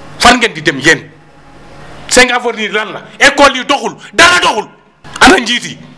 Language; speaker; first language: Wolof; non-native, local second language; Fula